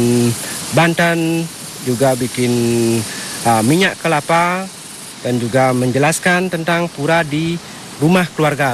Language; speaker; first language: Indonesian; non-native, local second language; Balinese